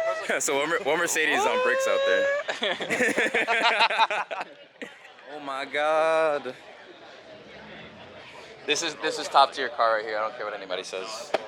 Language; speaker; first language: English; native; English